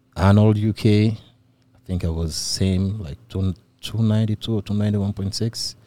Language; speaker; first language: English; non-native, local second language; Igbo